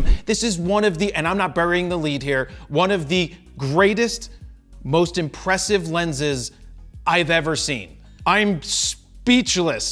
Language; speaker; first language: English; native; English